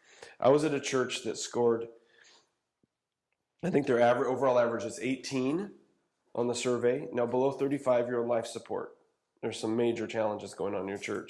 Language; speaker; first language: English; native; English